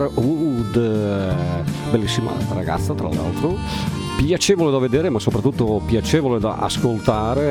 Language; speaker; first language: Italian; native; Italian